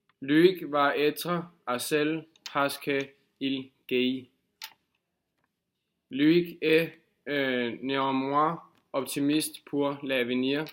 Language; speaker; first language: French; non-native, learner; Danish